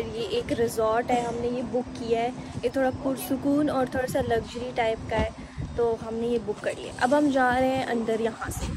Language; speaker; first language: Urdu; native; Urdu